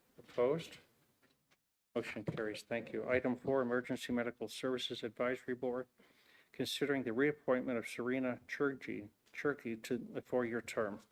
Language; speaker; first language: English; native; English